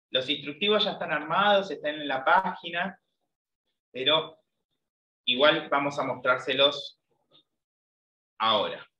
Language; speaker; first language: Spanish; native; Spanish